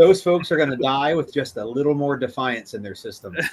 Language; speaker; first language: English; native; English